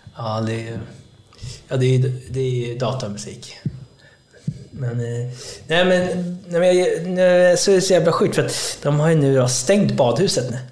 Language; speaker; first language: Swedish; early bilingual, other home language; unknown